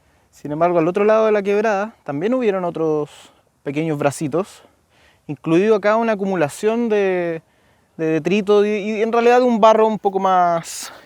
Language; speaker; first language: Spanish; native; Spanish